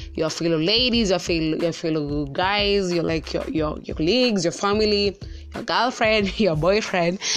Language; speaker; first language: English; non-native, local second language; Kikuyu